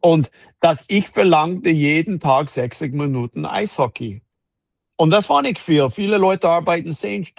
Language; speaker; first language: German; non-native, fluent; English